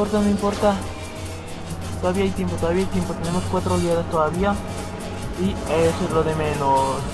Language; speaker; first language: Spanish; native; Spanish